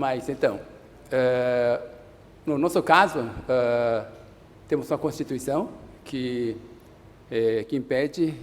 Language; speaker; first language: Portuguese; non-native, fluent; Japanese